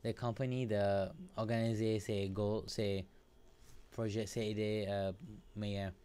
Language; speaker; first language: French; non-native, learner; English